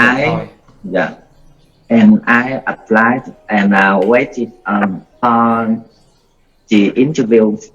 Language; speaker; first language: English; non-native, learner; Vietnamese